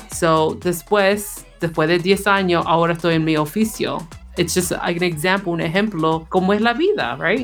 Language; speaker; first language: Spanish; early bilingual, heritage; Spanish